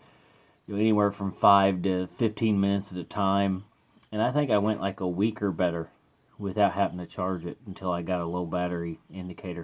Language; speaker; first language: English; native; English